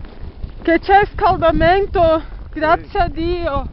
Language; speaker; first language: Italian; non-native, learner; Portuguese